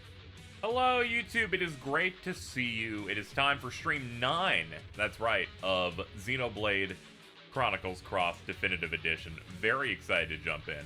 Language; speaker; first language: English; native; English